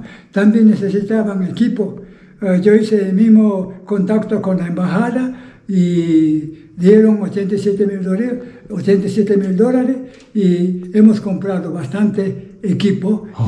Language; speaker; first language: Spanish; non-native, fluent; Japanese